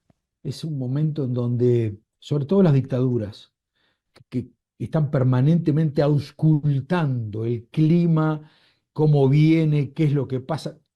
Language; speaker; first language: Spanish; native; Spanish